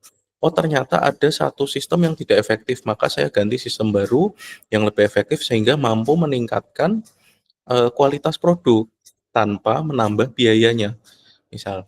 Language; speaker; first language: Indonesian; native; Indonesian